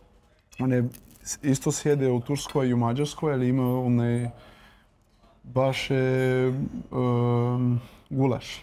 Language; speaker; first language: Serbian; non-native, learner; Portuguese